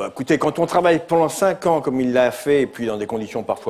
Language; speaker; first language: French; native; French